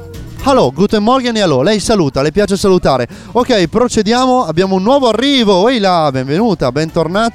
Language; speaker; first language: Italian; native; Italian